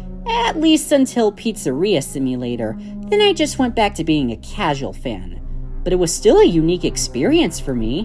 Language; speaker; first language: English; native; English